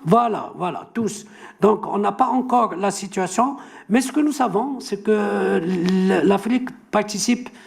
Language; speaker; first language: French; non-native, local second language; Arabic